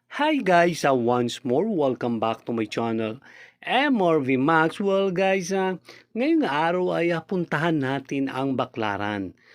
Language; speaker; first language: Filipino; native; Filipino